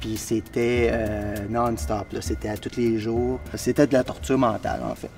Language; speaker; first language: French; native; French